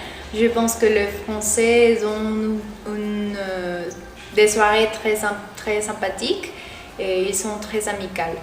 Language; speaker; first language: French; non-native, learner; Spanish